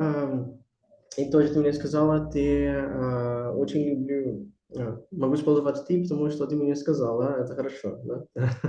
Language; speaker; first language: Russian; non-native, learner; Portuguese